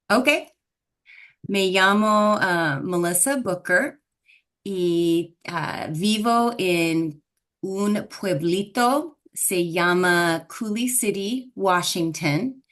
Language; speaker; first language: Spanish; non-native, fluent; English